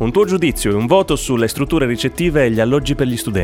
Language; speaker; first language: Italian; native; Italian